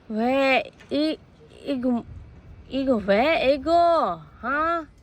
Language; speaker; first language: Korean; non-native, local second language; Filipino